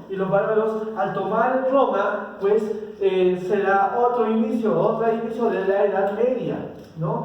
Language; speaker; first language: Spanish; native; Spanish